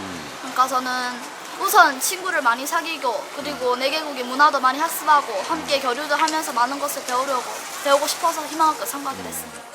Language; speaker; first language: Korean; early bilingual, heritage; Korean